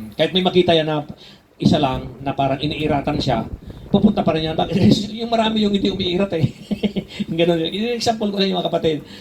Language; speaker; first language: Filipino; native; Filipino